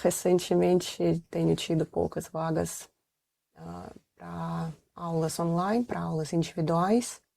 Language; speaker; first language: Portuguese; non-native, fluent; Russian